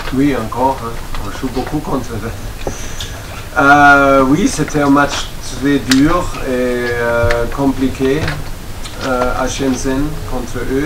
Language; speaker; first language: French; non-native, learner; German